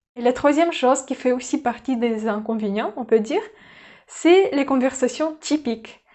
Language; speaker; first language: French; non-native, fluent; Russian